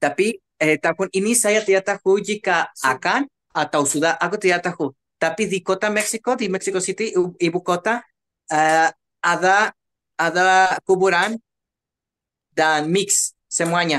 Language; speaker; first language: Indonesian; non-native, learner; Spanish